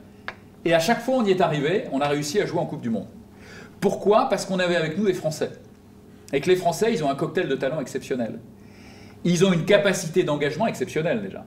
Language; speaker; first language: French; native; French